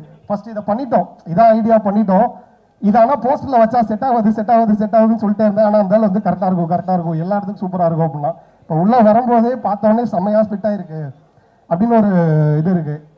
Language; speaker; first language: Tamil; native; Tamil